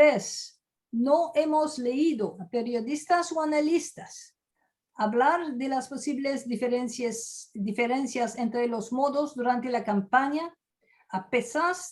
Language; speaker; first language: Spanish; non-native, fluent; French